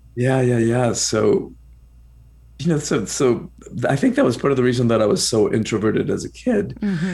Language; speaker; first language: English; early bilingual, other home language; Spanish